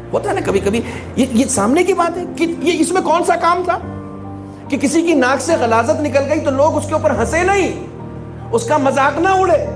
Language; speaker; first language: Urdu; native; Urdu